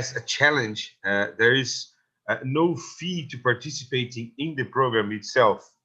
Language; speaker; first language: English; non-native, fluent; Portuguese